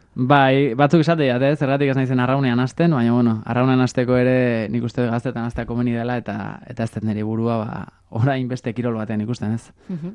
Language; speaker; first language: Basque; native; Basque